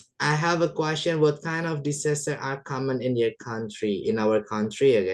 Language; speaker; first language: English; non-native, fluent; Indonesian